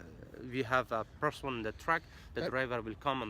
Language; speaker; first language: English; non-native, learner; Persian